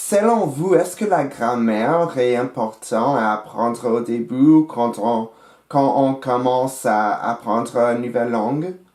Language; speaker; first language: French; non-native, fluent; English